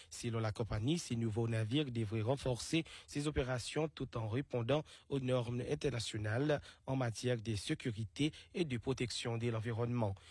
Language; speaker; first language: French; non-native, local second language; Seselwa Creole French